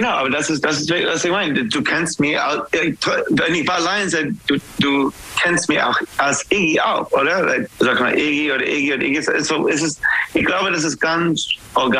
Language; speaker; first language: German; non-native, fluent; English